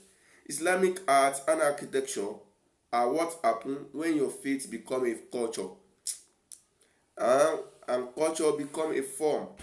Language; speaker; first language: English; non-native, local second language; Yoruba